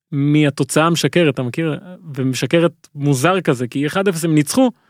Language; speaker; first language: Hebrew; native; Hebrew